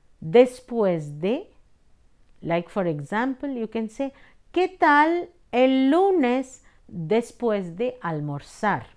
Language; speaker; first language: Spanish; non-native, fluent; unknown